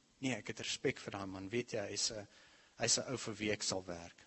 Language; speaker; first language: Afrikaans; non-native, local second language; English